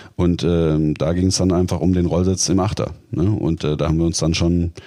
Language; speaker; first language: German; native; German